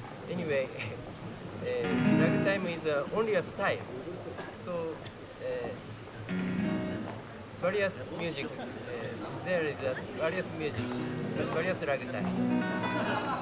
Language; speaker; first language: English; non-native, learner; Japanese